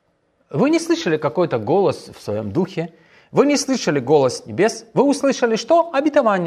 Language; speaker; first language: Russian; native; Russian